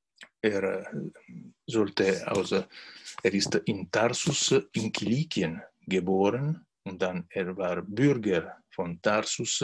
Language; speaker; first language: German; non-native, learner; Italian